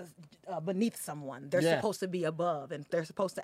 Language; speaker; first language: English; native; English